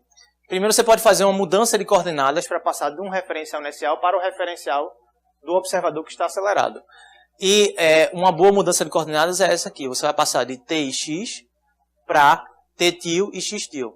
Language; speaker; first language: Portuguese; native; Portuguese